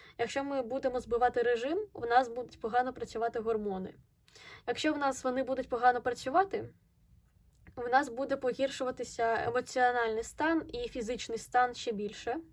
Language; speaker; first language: Ukrainian; non-native, local second language; Russian